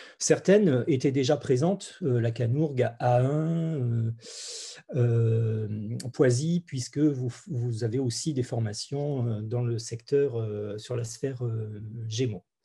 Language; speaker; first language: French; native; French